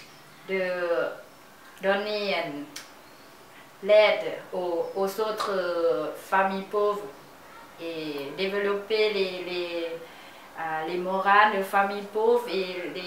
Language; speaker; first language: French; non-native, learner; Lao